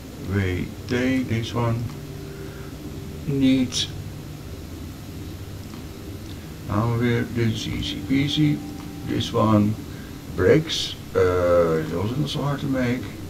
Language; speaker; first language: English; non-native, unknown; Dutch